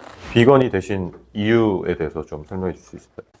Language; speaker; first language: Korean; native; Korean